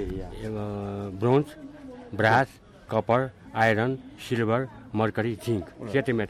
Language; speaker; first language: English; non-native, learner; Nepali